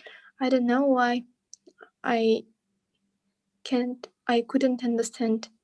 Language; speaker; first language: English; non-native, learner; Russian